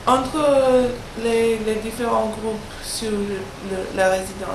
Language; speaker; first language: French; non-native, learner; English